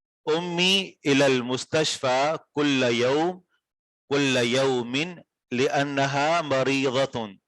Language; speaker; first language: Arabic; non-native, fluent; Urdu